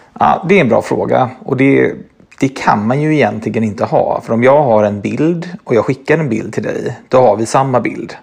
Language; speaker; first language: Swedish; native; Swedish